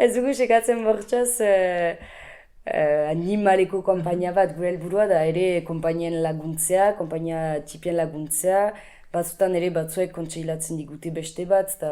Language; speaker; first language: Basque; native; Basque